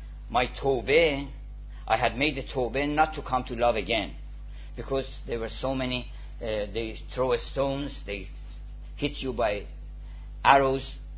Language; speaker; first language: English; non-native, fluent; Persian